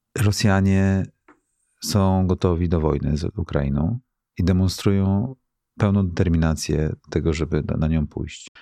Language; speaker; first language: Polish; native; Polish